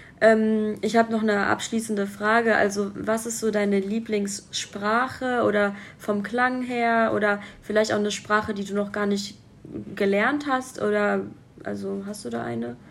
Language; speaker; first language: German; native; German